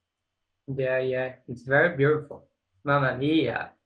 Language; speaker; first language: English; non-native, learner; Portuguese